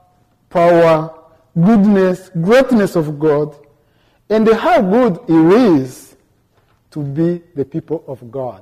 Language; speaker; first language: English; non-native, local second language; Kinyarwanda